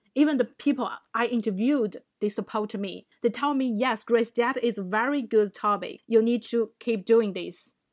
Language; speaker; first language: English; non-native, fluent; Chinese